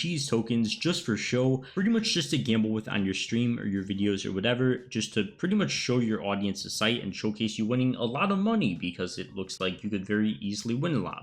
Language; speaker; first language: English; native; English